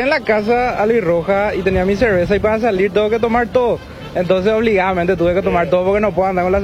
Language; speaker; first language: Spanish; native; Spanish